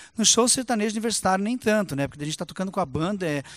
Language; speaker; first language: Portuguese; native; Portuguese